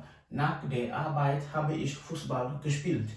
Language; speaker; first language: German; non-native, fluent; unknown